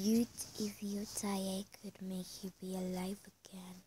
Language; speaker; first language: English; non-native, learner; Spanish